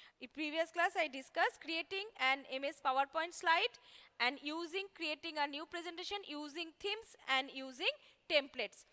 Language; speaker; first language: English; non-native, local second language; Bangla